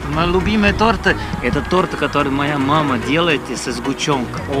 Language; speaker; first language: Russian; non-native, learner; Portuguese